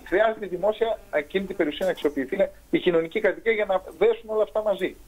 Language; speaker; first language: Greek; native; Greek